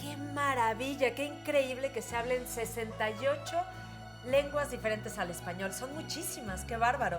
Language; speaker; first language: Spanish; native; Spanish